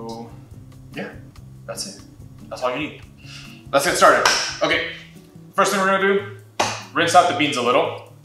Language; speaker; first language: English; native; English